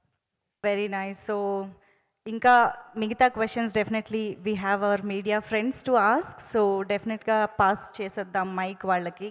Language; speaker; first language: Telugu; native; Telugu